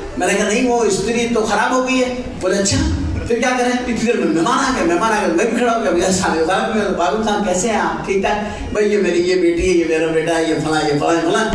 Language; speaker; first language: Urdu; native; Urdu